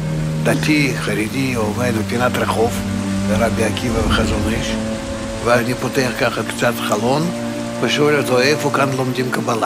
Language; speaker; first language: Hebrew; non-native, fluent; Russian